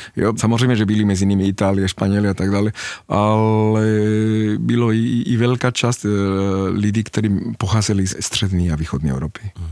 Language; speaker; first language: Czech; non-native, fluent; Spanish